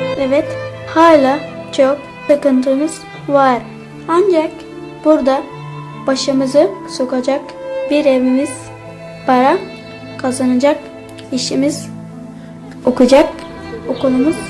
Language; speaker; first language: Turkish; early bilingual, other home language; Arabic